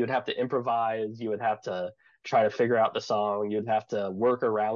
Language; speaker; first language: English; native; English